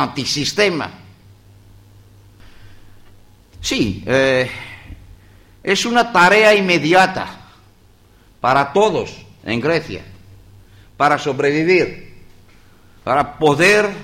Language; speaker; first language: Spanish; non-native, learner; Greek